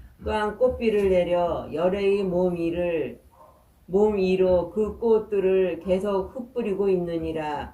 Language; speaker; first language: Korean; native; Korean